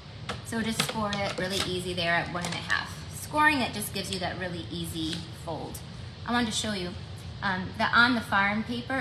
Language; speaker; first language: English; native; English